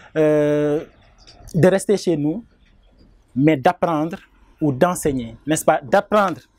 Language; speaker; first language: French; non-native, local second language; Wolof